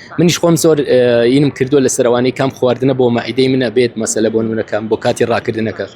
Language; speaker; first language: Central Kurdish; native; Central Kurdish